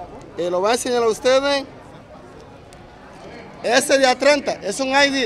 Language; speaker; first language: Spanish; non-native, fluent; Haitian Creole